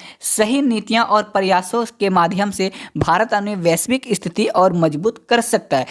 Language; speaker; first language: Hindi; native; Hindi